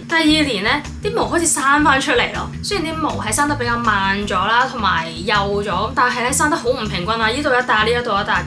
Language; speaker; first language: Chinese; non-native, local second language; Cantonese